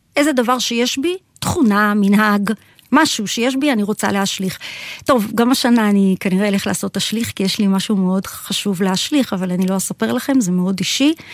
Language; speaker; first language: Hebrew; native; Hebrew